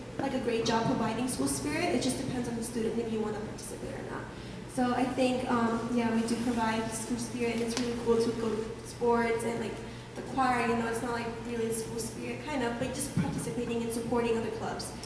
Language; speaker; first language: English; early bilingual, other home language; Spanish